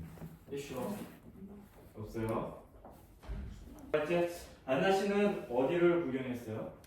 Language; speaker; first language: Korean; non-native, fluent; Russian